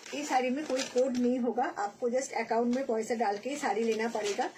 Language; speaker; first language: Hindi; non-native, local second language; Bangla